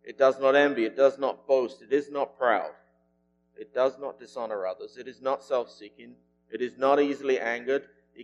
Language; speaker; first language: English; native; English